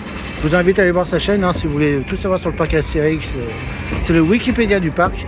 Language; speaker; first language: French; native; French